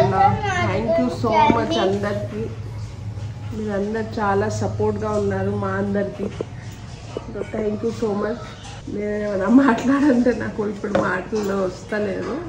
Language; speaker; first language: Telugu; non-native, local second language; Urdu